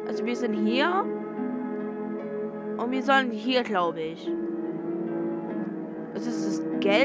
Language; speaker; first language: German; non-native, learner; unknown